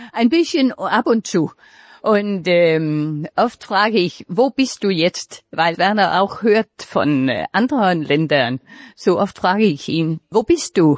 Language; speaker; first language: German; non-native, fluent; Danish